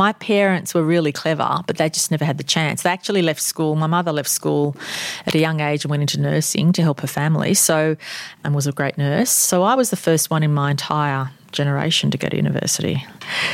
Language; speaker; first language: English; non-native, local second language; Armenian